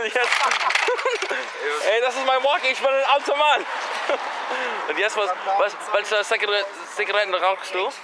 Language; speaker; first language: German; non-native, learner; English